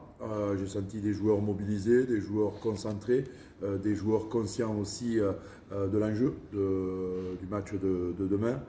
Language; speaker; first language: French; native; French